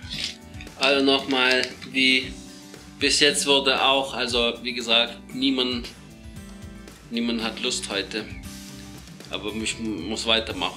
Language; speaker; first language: German; non-native, fluent; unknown